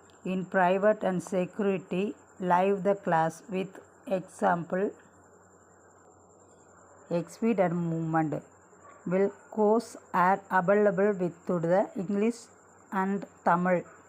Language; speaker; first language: English; non-native, local second language; Tamil